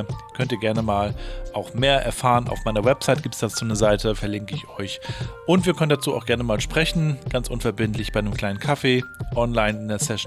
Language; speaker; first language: German; native; German